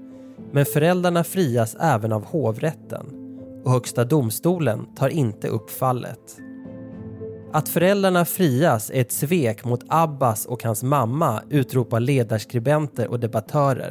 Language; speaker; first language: Swedish; native; Swedish